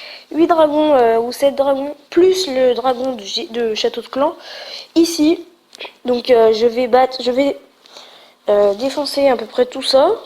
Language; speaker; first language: French; native; French